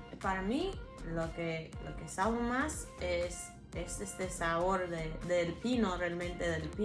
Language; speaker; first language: Spanish; non-native, fluent; English